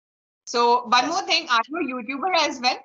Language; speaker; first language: English; non-native, local second language; Hindi